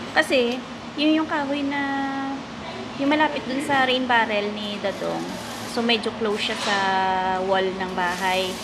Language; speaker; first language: Filipino; native; Filipino